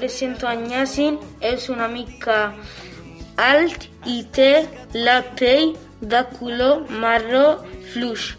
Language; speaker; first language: Catalan; non-native, learner; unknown